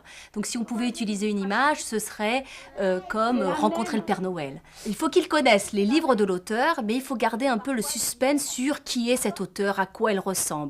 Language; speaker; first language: French; native; French